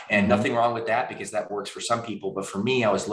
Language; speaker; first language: English; native; English